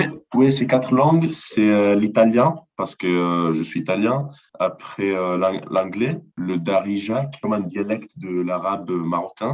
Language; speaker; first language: French; non-native, fluent; Italian